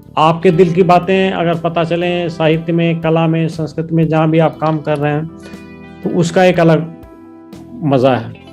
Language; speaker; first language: Hindi; native; Hindi